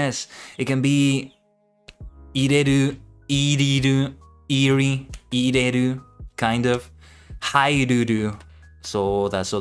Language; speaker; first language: Japanese; non-native, learner; English